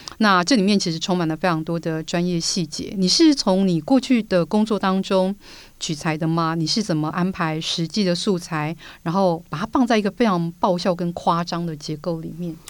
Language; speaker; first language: Chinese; native; Chinese